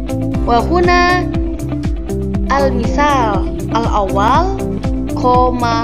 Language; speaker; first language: Arabic; non-native, learner; Indonesian